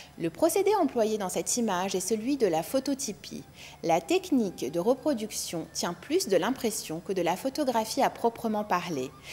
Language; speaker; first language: French; non-native, local second language; Arabic